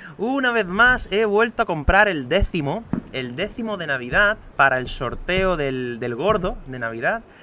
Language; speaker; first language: Spanish; native; Spanish